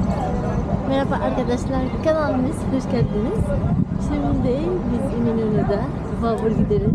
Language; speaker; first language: Turkish; non-native, learner; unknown